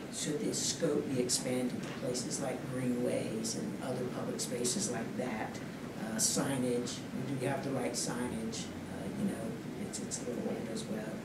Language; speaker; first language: English; native; English